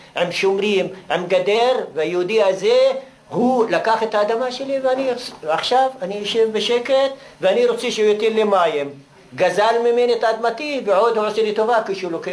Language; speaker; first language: Hebrew; non-native, local second language; Arabic